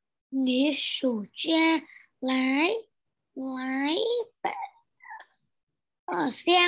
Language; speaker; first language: Chinese; non-native, learner; Vietnamese